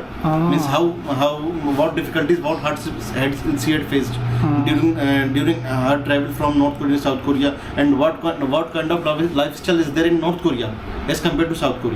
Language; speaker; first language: English; non-native, local second language; Hindi